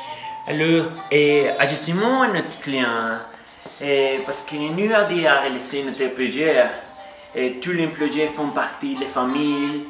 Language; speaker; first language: French; non-native, learner; Spanish